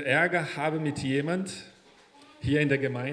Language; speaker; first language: German; non-native, fluent; Portuguese